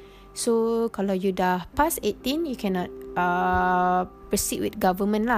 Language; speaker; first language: English; non-native, local second language; Malay